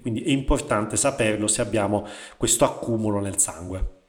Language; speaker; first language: Italian; native; Italian